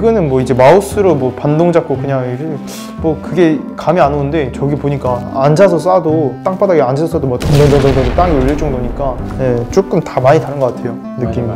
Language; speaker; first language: Korean; native; Korean